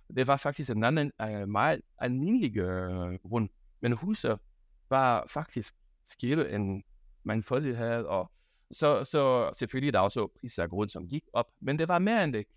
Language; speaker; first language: Danish; non-native, fluent; French